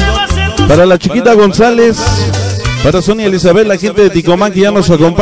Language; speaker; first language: Spanish; native; Spanish